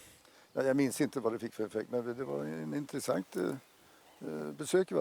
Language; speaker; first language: Swedish; native; Swedish